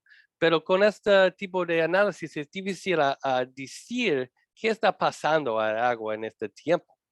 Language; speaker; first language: Spanish; non-native, learner; English